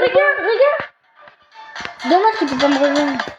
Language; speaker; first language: French; native; French